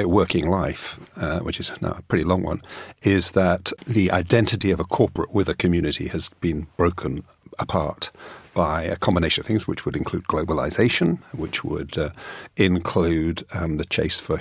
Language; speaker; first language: English; native; English